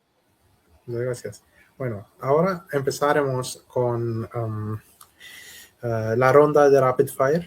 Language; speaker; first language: Spanish; non-native, learner; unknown